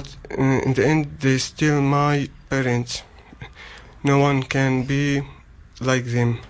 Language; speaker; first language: English; non-native, learner; Arabic